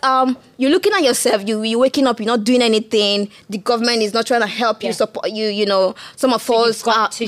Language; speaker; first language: English; non-native, local second language; Igbo